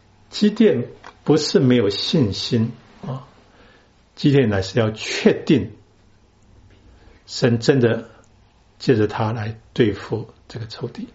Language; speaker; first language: Chinese; native; Chinese